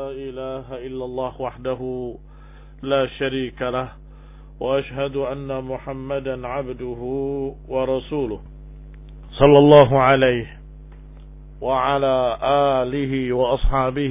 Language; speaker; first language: Arabic; non-native, fluent; Indonesian